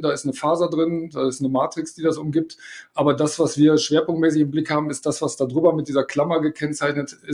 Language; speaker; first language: German; native; German